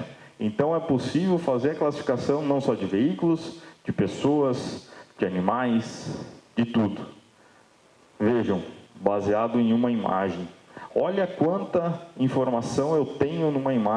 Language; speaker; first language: Portuguese; native; Portuguese